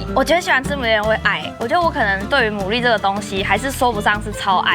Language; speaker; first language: Chinese; native; Chinese